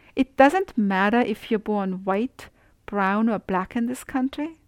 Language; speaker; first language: English; non-native, fluent; German